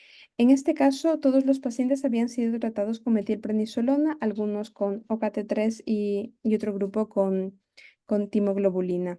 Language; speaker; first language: Spanish; native; Spanish